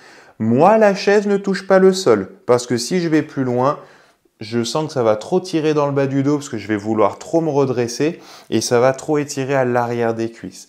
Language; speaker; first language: French; native; French